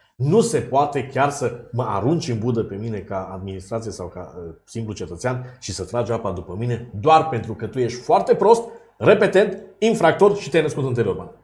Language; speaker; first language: Romanian; native; Romanian